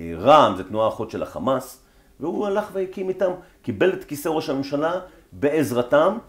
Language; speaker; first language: Hebrew; native; Hebrew